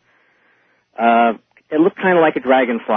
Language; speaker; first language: English; native; English